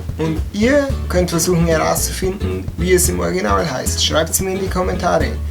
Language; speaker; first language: German; native; German